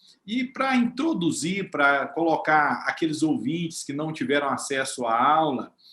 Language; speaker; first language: Portuguese; native; Portuguese